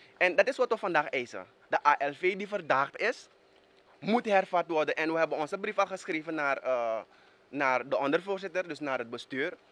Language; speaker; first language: Dutch; native; Dutch